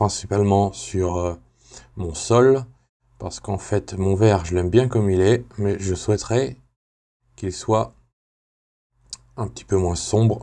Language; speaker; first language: French; native; French